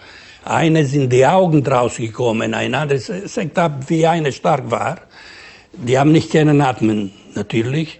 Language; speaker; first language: German; non-native, learner; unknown